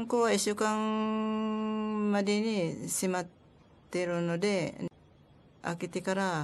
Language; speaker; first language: Japanese; non-native, learner; Filipino